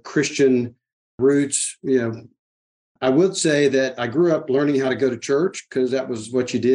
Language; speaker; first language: English; native; English